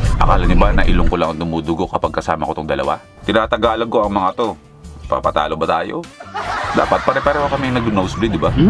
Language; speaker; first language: Filipino; native; Filipino